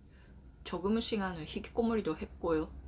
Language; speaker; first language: Korean; non-native, learner; Japanese